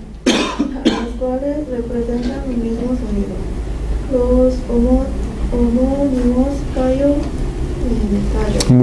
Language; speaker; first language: Spanish; non-native, learner; Korean